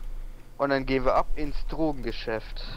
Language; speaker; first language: German; native; German